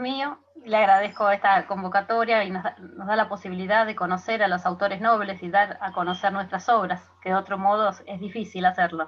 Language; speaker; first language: Spanish; native; Spanish